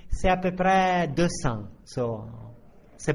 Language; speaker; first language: French; non-native, fluent; Italian